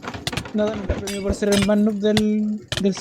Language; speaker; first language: Spanish; native; Spanish